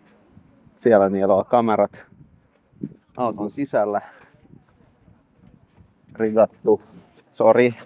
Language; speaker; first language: Finnish; non-native, fluent; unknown